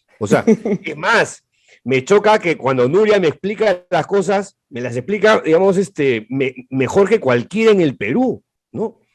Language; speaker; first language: Spanish; native; Spanish